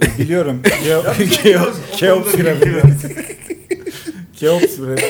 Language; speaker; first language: Turkish; native; Turkish